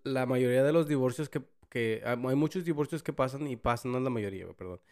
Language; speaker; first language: Spanish; early bilingual, heritage; Spanish